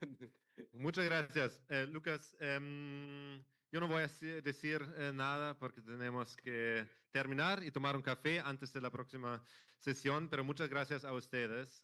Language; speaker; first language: Spanish; non-native, fluent; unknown